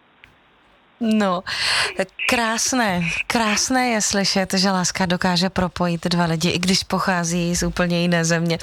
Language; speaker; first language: Czech; native; Czech